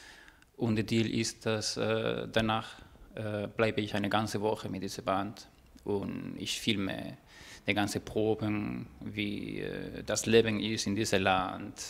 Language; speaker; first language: German; non-native, fluent; Spanish